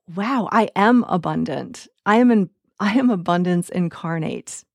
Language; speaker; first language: English; native; English